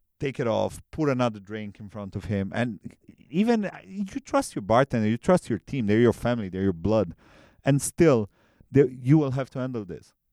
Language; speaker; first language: English; non-native, fluent; Romanian